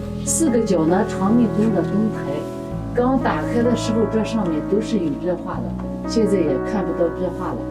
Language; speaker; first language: Chinese; native; Chinese